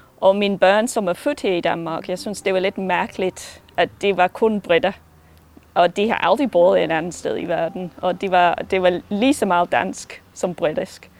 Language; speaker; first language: Danish; non-native, fluent; English